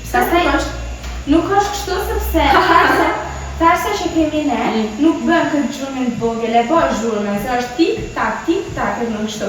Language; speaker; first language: Albanian; early bilingual, heritage; Albanian